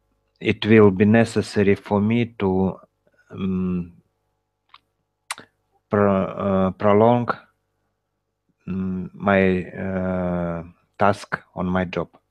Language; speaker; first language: English; non-native, learner; Russian